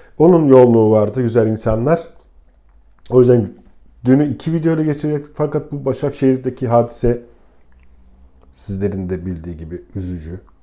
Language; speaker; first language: Turkish; native; Turkish